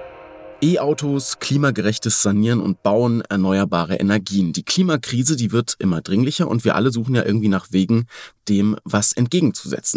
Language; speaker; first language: German; native; German